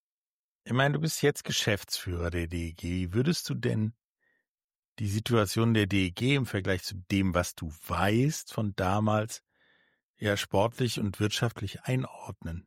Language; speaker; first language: German; native; German